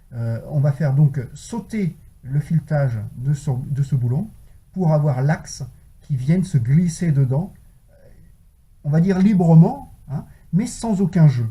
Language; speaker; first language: French; native; French